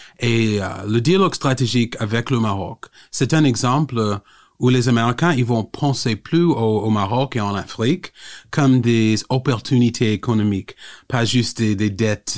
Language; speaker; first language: French; non-native, fluent; English